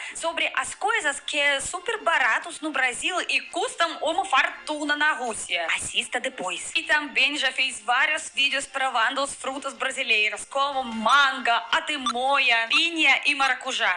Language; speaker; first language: Portuguese; non-native, fluent; Russian